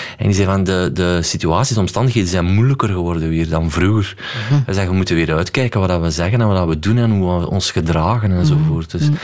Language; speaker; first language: Dutch; native; Dutch